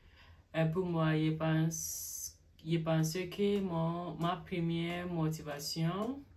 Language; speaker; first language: French; non-native, learner; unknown